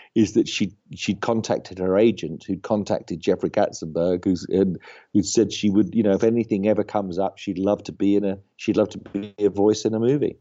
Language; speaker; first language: English; native; English